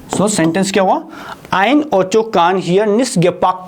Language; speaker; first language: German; non-native, fluent; Hindi